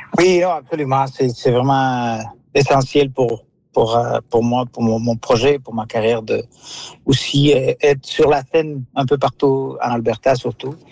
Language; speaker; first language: French; non-native, fluent; Spanish